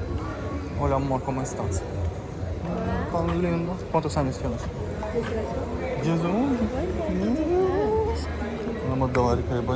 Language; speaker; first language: Spanish; non-native, learner; Russian